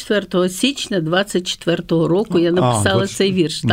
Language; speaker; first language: Ukrainian; native; Ukrainian